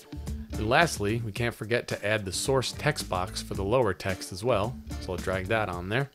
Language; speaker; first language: English; native; English